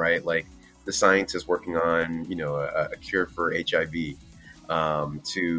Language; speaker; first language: English; native; English